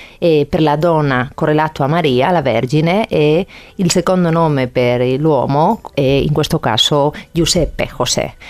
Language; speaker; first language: Italian; non-native, fluent; Spanish